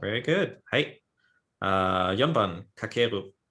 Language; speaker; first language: Japanese; non-native, fluent; English